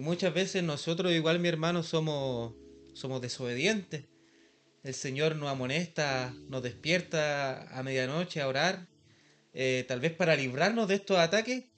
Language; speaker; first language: Spanish; native; Spanish